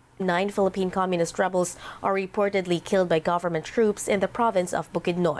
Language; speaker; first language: English; non-native, local second language; Filipino